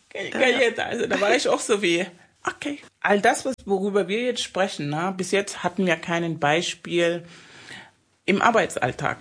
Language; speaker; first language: German; non-native, fluent; Spanish